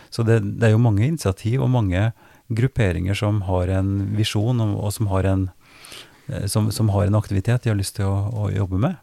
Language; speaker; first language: Norwegian; native; Norwegian